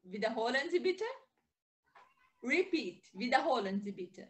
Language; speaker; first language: German; non-native, learner; Portuguese